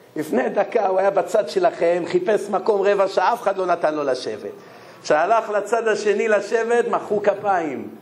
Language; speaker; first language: Hebrew; native; Hebrew